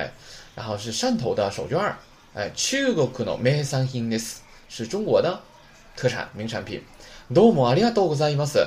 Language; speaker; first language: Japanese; non-native, fluent; Chinese